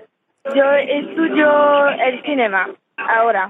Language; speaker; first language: Spanish; non-native, learner; French